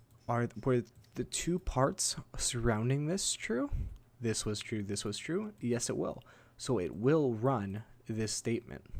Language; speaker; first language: English; native; English